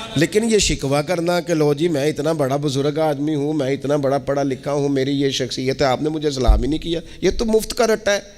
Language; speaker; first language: Urdu; non-native, local second language; Punjabi